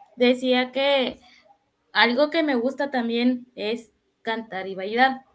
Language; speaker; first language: Spanish; native; Spanish